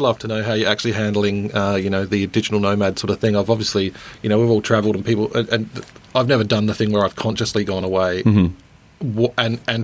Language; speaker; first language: English; native; English